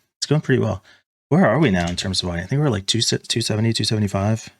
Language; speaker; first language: English; native; English